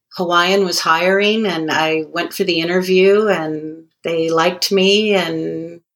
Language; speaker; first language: English; native; English